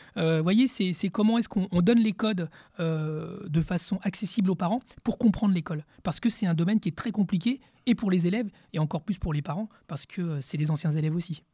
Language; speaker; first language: French; early bilingual, other home language; Spanish